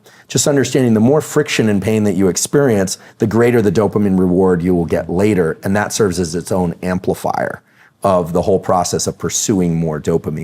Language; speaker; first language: English; native; English